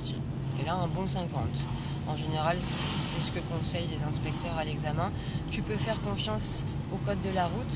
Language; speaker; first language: French; native; French